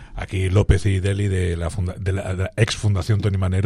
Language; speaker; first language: Spanish; non-native, local second language; Catalan